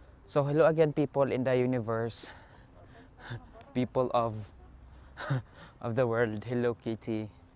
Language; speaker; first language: English; non-native, local second language; Cebuano